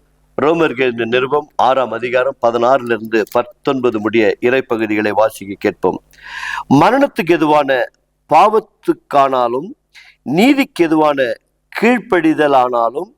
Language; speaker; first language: Tamil; native; Tamil